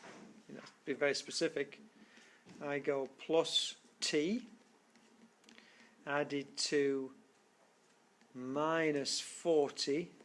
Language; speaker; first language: English; native; English